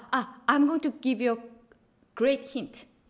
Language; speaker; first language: English; non-native, fluent; Korean